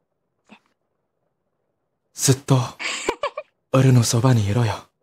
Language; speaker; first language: Japanese; non-native, learner; Indonesian